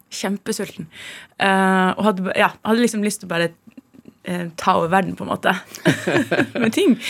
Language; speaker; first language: Norwegian; native; Norwegian